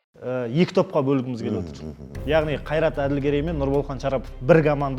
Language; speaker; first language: Kazakh; native; Kazakh